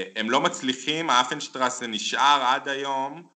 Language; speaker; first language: Hebrew; native; Hebrew